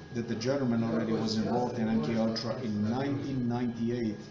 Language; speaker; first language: English; non-native, fluent; Slovenian